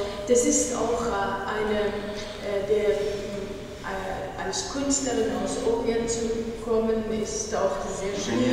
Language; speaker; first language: German; non-native, fluent; Persian